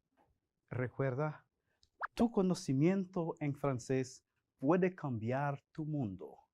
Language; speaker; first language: Spanish; non-native, fluent; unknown